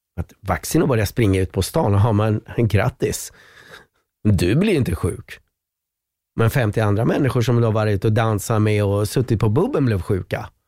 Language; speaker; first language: Swedish; non-native, fluent; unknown